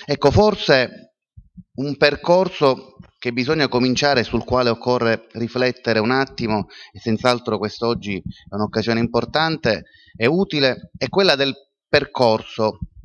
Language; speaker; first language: Italian; native; Italian